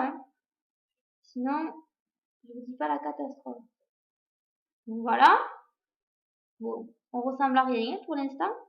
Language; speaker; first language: French; native; French